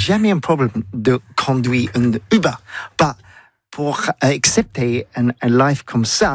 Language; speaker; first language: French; non-native, learner; English